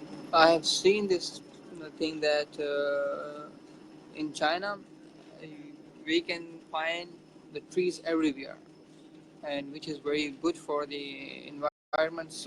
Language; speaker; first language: English; non-native, fluent; Urdu